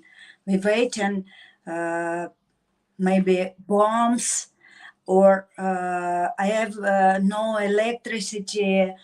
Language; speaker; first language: English; non-native, learner; Russian